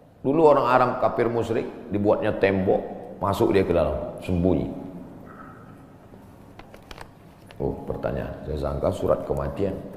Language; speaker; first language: Malay; native; Malay